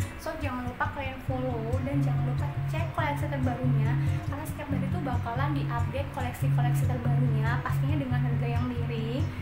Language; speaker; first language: Indonesian; non-native, local second language; Javanese